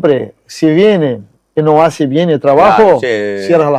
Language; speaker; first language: Spanish; non-native, fluent; Portuguese